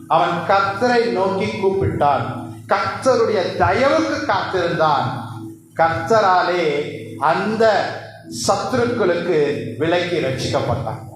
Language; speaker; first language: Tamil; non-native, local second language; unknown